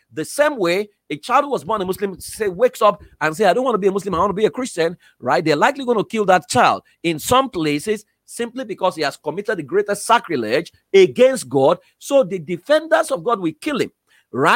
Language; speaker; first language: English; non-native, local second language; Yoruba